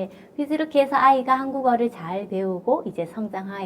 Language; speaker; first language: Korean; native; Korean